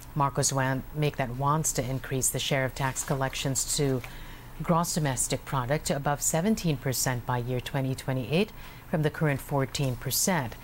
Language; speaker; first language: English; non-native, local second language; Filipino